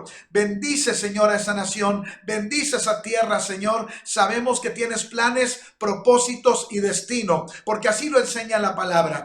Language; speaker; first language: Spanish; native; Spanish